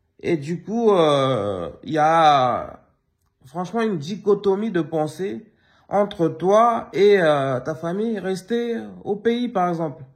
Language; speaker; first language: French; early bilingual, other home language; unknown